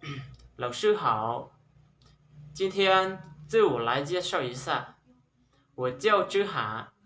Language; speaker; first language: Chinese; non-native, learner; Lao